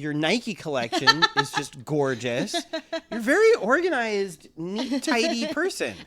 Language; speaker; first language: English; native; English